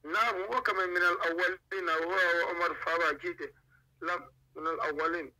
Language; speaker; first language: Arabic; non-native, learner; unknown